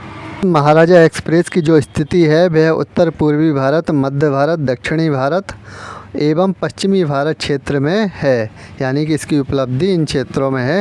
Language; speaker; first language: Hindi; native; Hindi